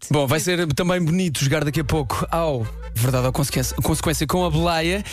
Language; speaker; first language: Portuguese; native; Portuguese